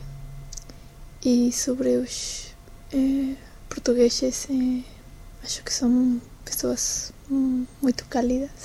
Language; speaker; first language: Portuguese; non-native, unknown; Spanish